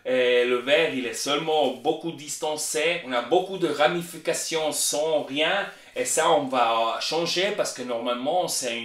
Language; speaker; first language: French; non-native, learner; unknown